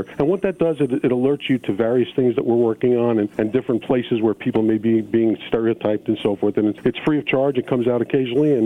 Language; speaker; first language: English; early bilingual, other home language; Sicilian